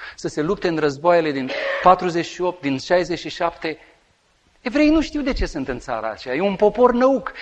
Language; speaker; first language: Romanian; native; Romanian